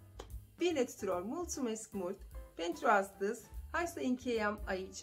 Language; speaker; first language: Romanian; non-native, fluent; Turkish